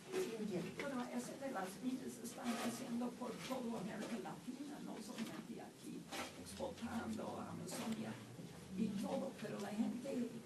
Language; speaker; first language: Spanish; non-native, fluent; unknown